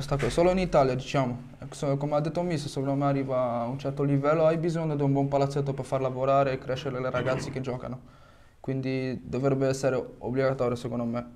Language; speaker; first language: Italian; non-native, fluent; French